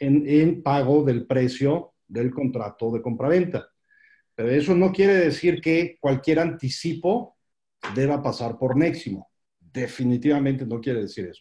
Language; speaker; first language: Spanish; native; Spanish